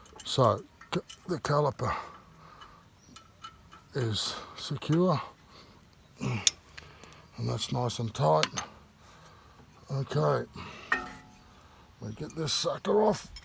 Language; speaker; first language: English; native; English